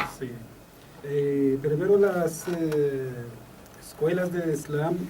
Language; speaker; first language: Spanish; non-native, learner; Arabic